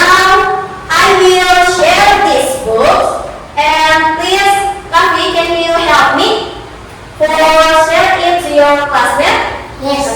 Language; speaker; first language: English; non-native, learner; Indonesian